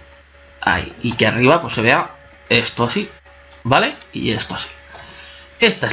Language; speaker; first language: Spanish; native; Spanish